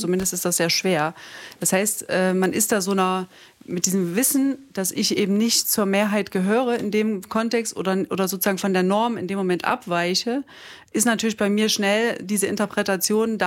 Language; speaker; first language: German; native; German